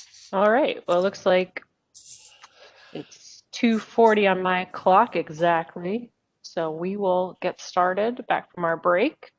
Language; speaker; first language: English; native; English